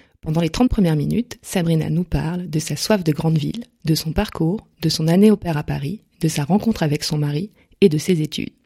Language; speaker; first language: French; native; French